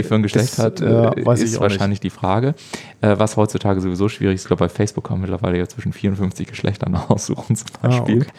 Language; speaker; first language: German; native; German